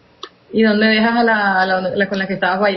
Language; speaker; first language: Spanish; native; Spanish